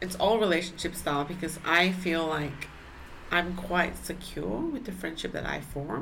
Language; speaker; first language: English; non-native, local second language; Chinese